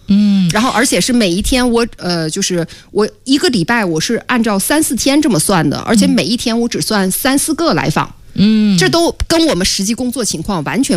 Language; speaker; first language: Chinese; native; Chinese